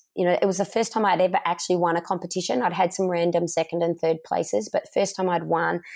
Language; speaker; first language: English; native; English